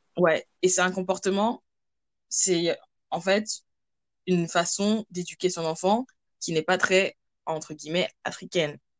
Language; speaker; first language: French; early bilingual, other home language; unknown